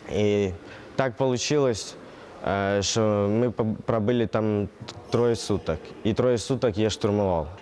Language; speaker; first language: Ukrainian; native; Ukrainian